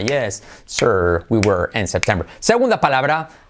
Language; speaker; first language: English; non-native, fluent; Spanish